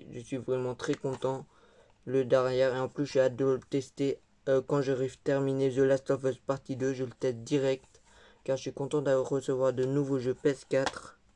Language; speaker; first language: French; native; French